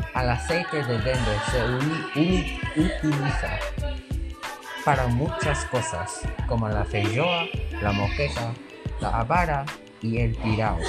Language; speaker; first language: Spanish; non-native, learner; English